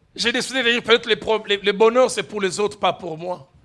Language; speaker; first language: French; non-native, local second language; Lingala